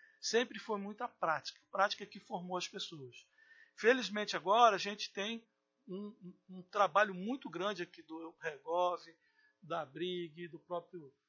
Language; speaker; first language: Portuguese; native; Portuguese